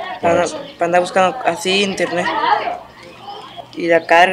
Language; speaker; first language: Spanish; native; Spanish